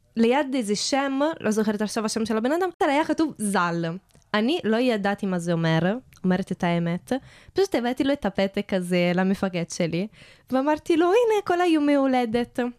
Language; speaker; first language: Hebrew; non-native, fluent; Italian